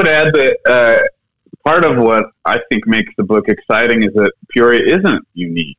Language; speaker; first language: English; native; English